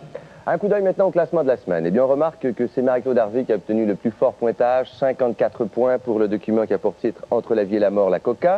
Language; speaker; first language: French; native; French